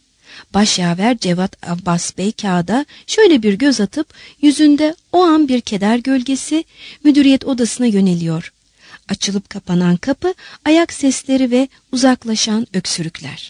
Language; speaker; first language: Turkish; native; Turkish